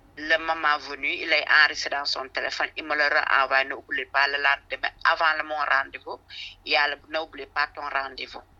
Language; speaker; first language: French; non-native, local second language; Wolof